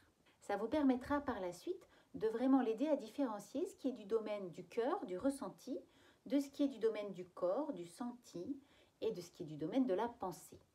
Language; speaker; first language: French; native; French